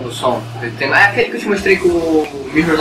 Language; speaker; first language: Portuguese; native; Portuguese